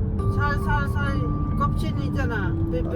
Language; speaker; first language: Korean; non-native, learner; Lao